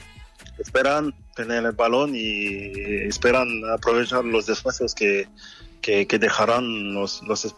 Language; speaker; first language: Spanish; non-native, fluent; French